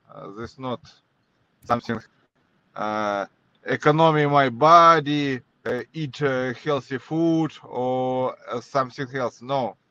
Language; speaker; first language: English; non-native, learner; Russian